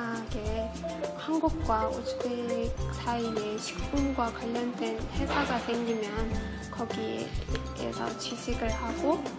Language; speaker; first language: Korean; non-native, learner; Uzbek